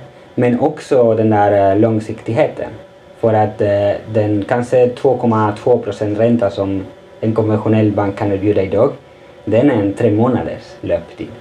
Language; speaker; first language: Swedish; non-native, fluent; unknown